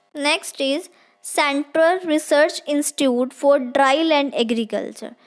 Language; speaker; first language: English; non-native, local second language; Punjabi